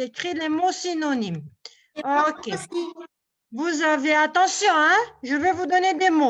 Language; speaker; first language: French; non-native, local second language; Arabic